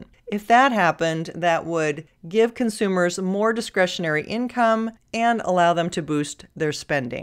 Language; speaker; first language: English; native; English